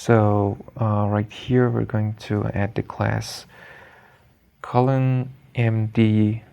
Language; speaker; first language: English; non-native, fluent; Persian